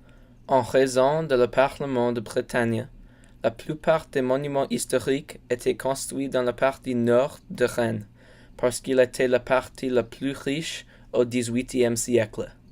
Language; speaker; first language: French; non-native, learner; English